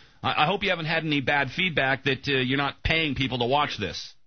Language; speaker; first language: English; native; English